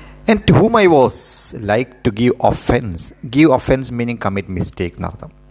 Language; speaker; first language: English; non-native, local second language; Malayalam